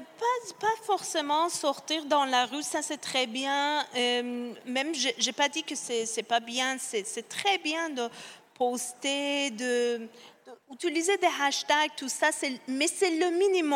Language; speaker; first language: French; non-native, fluent; Persian